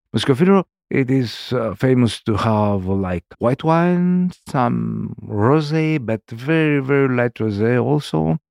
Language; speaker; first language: English; non-native, learner; Greek